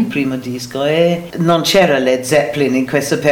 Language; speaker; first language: Italian; non-native, learner; English